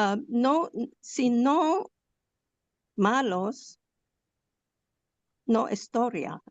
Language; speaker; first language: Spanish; non-native, learner; English